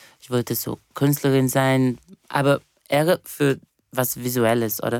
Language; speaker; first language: German; non-native, fluent; Portuguese